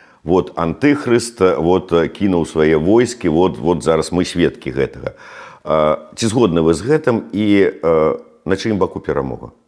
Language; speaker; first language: Belarusian; native; Belarusian